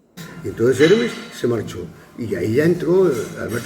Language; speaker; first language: Spanish; native; Spanish